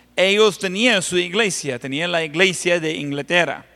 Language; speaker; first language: Spanish; non-native, fluent; English